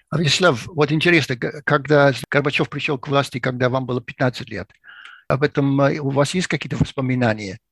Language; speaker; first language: Russian; non-native, fluent; English